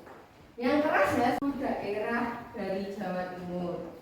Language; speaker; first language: Malay; native; Malay